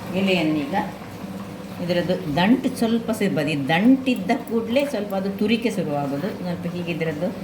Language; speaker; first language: Kannada; non-native, local second language; Tulu